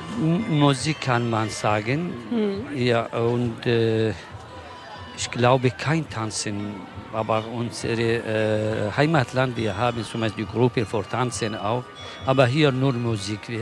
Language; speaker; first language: German; non-native, learner; Kurdish